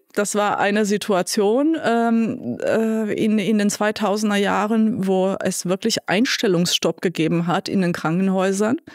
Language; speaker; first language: German; non-native, fluent; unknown